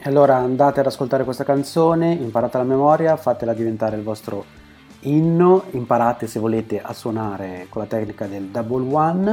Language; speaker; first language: Italian; native; Italian